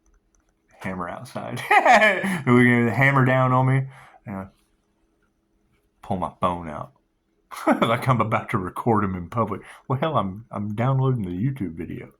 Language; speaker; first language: English; native; English